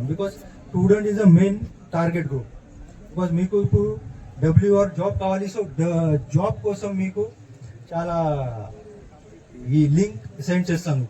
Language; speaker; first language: Telugu; non-native, learner; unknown